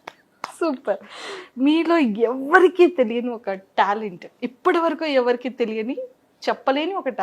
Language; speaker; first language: Telugu; native; Telugu